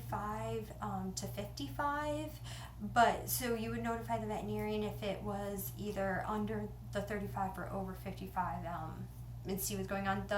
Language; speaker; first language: English; native; English